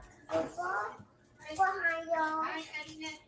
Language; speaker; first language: Chinese; early bilingual, heritage; Chinese